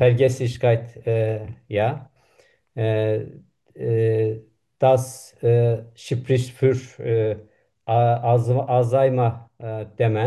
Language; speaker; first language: German; non-native, learner; Turkish